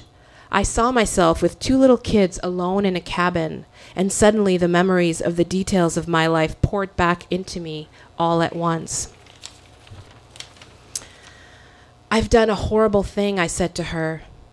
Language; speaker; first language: English; early bilingual, other home language; French